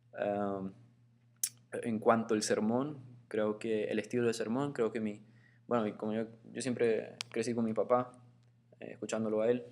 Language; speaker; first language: Spanish; early bilingual, heritage; Spanish